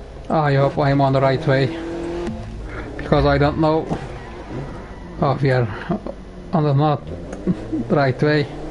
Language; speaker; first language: English; non-native, fluent; Turkish